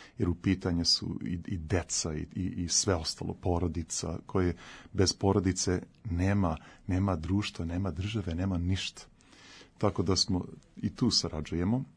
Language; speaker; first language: Serbian; early bilingual, heritage; Serbian